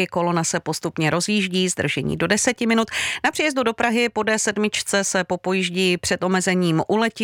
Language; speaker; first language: Czech; native; Czech